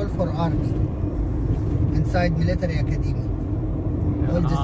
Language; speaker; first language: English; non-native, learner; Arabic